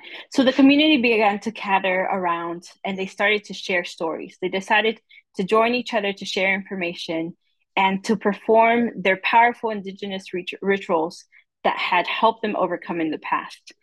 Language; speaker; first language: English; early bilingual, other home language; Spanish